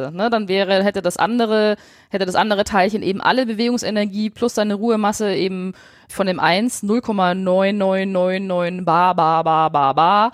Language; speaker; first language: German; native; German